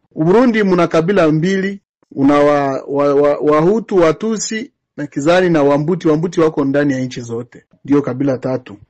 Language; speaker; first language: Swahili; native; Swahili